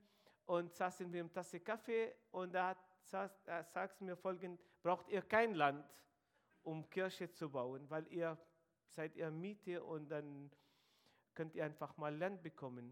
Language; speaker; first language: German; non-native, fluent; Arabic